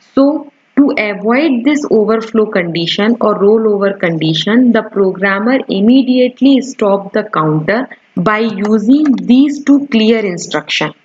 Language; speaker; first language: English; non-native, local second language; Hindi